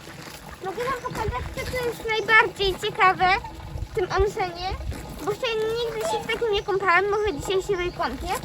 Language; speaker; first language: Polish; early bilingual, heritage; Polish